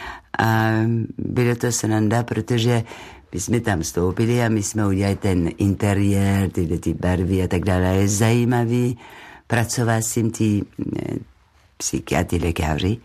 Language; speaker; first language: Czech; non-native, learner; French